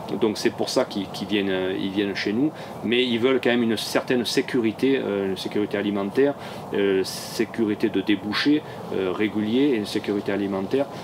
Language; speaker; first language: French; native; French